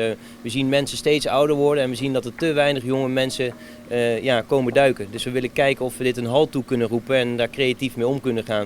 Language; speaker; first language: Dutch; native; Dutch